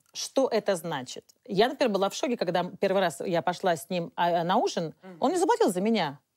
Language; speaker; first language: Russian; native; Russian